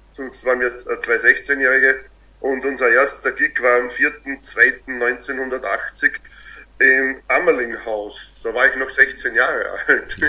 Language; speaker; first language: German; native; German